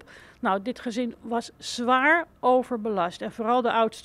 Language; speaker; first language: Dutch; native; Dutch